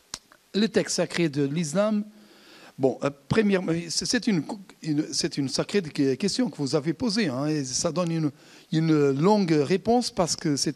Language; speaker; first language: French; non-native, fluent; Portuguese